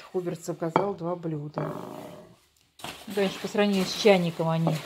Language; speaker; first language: Russian; native; Russian